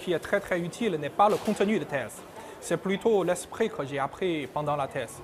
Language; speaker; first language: French; non-native, fluent; Chinese